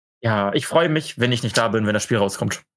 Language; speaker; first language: German; native; German